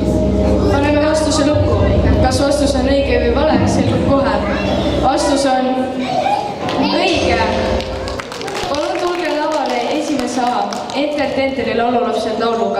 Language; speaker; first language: Estonian; native; Estonian